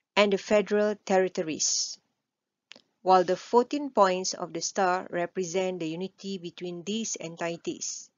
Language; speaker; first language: English; non-native, local second language; Malay